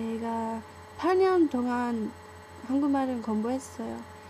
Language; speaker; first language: Korean; non-native, learner; English